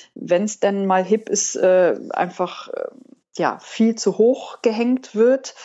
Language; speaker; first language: German; native; German